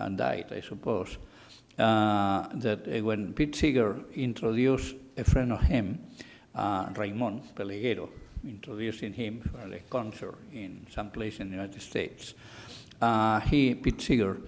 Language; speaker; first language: English; non-native, fluent; Catalan